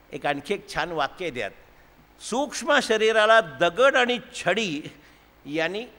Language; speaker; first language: Marathi; native; Marathi